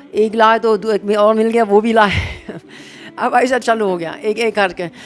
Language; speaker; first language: Hindi; non-native, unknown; German